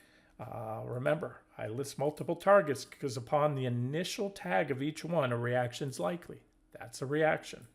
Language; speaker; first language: English; native; English